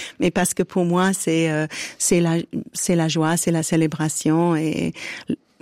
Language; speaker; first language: French; non-native, fluent; English